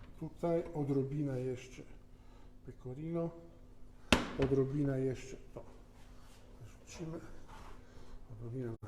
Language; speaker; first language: Polish; non-native, fluent; Italian